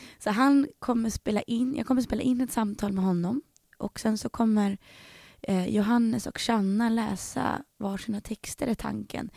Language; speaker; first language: Swedish; native; Swedish